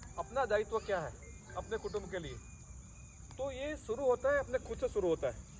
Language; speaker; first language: Hindi; non-native, local second language; Gujarati